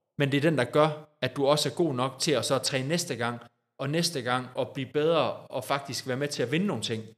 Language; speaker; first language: Danish; native; Danish